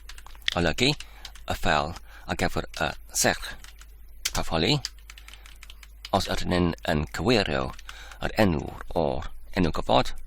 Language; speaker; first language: Welsh; non-native, learner; English